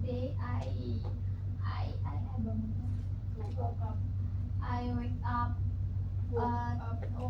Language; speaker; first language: English; non-native, learner; Indonesian